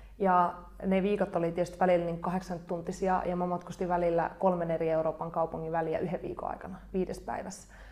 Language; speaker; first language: Finnish; native; Finnish